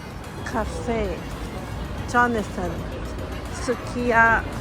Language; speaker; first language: Japanese; non-native, learner; English